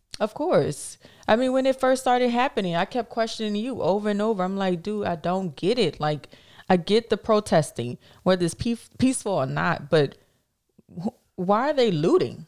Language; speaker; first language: English; native; English